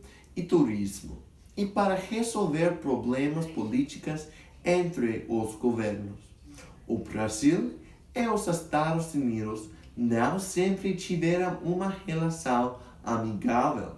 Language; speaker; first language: Portuguese; non-native, learner; English